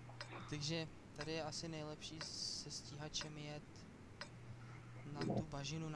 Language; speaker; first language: Czech; native; Czech